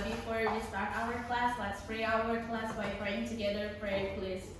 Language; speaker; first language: English; non-native, learner; Indonesian